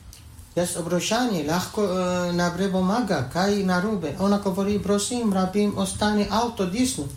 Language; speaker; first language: Slovenian; non-native, learner; Arabic